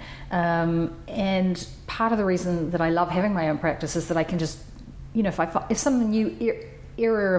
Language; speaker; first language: English; native; English